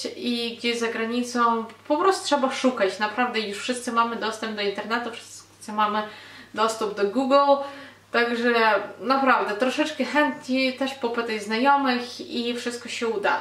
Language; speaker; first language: Polish; non-native, fluent; Ukrainian